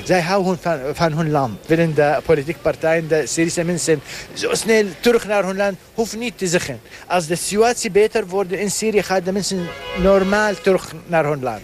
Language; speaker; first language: Dutch; non-native, learner; Arabic